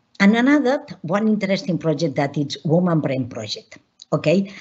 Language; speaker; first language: English; non-native, learner; Catalan